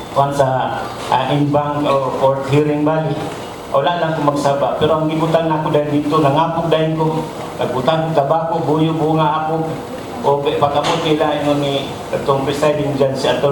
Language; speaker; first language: Cebuano; non-native, local second language; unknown